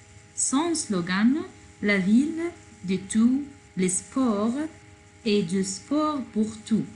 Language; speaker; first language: French; non-native, fluent; Arabic